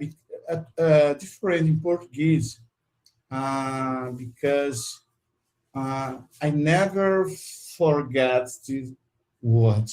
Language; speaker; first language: English; non-native, learner; Portuguese